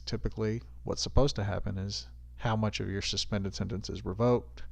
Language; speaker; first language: English; native; English